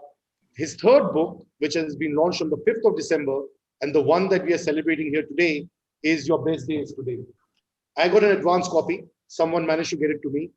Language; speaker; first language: English; non-native, local second language; Hindi